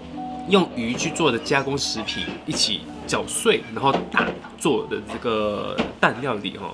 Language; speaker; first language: Chinese; native; Chinese